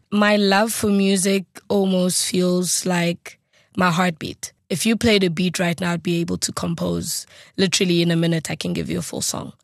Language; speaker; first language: English; non-native, local second language; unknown